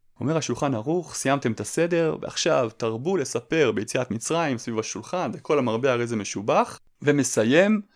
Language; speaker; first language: Hebrew; native; Hebrew